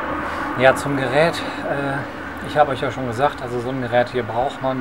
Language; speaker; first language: German; native; German